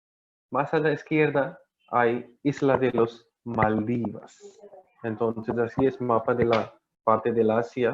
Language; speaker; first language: Spanish; non-native, learner; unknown